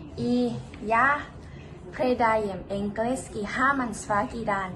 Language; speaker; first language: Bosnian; early bilingual, heritage; Bosnian